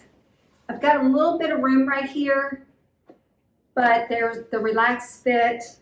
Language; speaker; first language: English; native; English